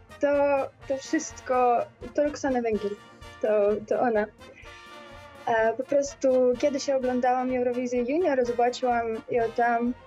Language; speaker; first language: Polish; non-native, learner; Russian